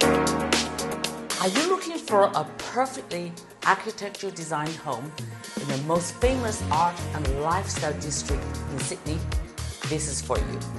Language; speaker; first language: English; non-native, fluent; Chinese